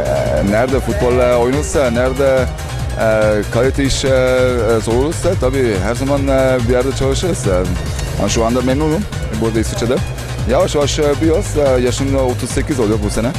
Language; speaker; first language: Turkish; early bilingual, heritage; Turkish